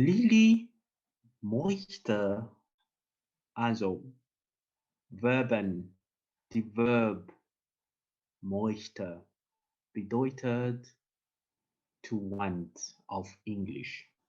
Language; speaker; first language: German; non-native, learner; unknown